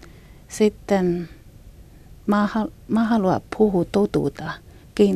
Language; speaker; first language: Finnish; non-native, learner; Chinese